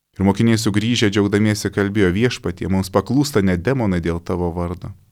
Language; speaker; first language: Lithuanian; native; Lithuanian